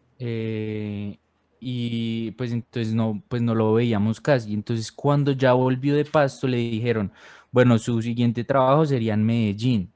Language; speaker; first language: Spanish; native; Spanish